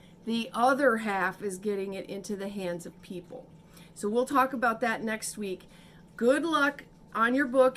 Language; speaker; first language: English; native; English